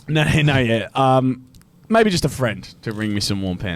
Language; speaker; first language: English; native; English